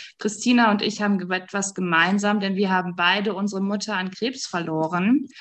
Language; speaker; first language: German; native; German